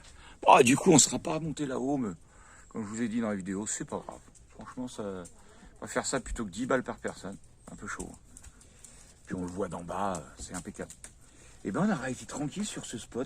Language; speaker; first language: French; native; French